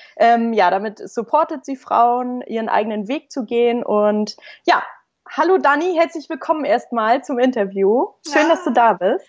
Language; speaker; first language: German; native; German